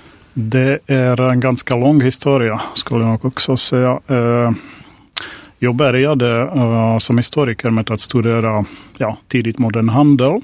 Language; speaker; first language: Swedish; non-native, fluent; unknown